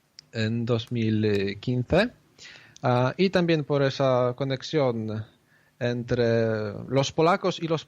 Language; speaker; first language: Spanish; non-native, fluent; Polish